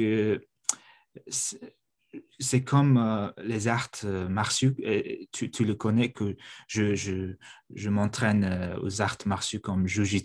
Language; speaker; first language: French; non-native, fluent; Mongolian